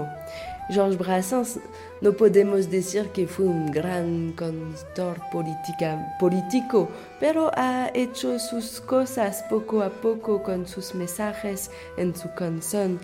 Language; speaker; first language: Spanish; non-native, learner; French